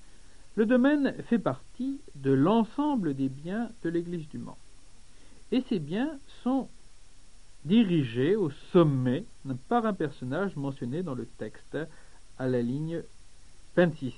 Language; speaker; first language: French; native; French